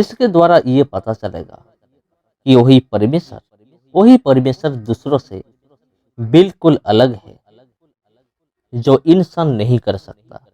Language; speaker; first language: Hindi; non-native, local second language; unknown